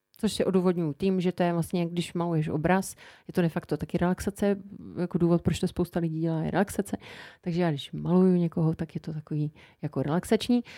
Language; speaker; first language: Czech; native; Czech